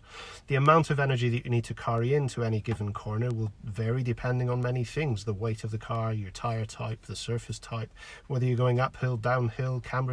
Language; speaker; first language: English; native; English